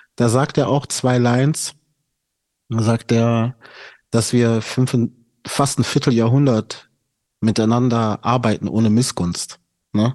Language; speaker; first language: German; native; German